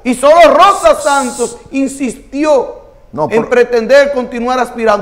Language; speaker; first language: Spanish; native; Spanish